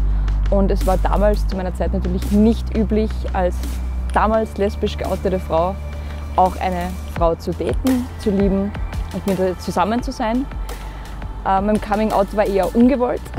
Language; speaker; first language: German; native; German